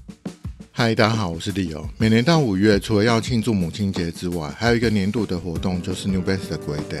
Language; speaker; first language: Chinese; native; Chinese